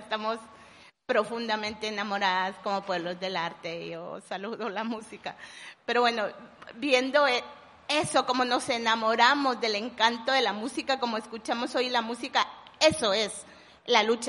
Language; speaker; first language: Spanish; non-native, local second language; Kʼicheʼ